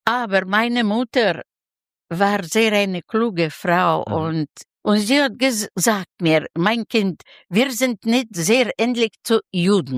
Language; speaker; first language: German; non-native, learner; Russian